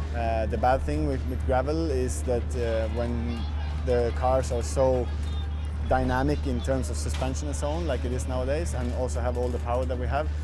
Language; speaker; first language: English; non-native, fluent; Swedish